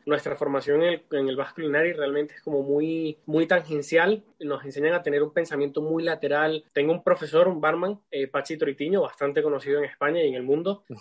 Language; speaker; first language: Spanish; native; Spanish